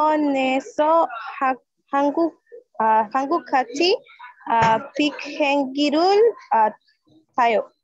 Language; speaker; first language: Korean; non-native, learner; Spanish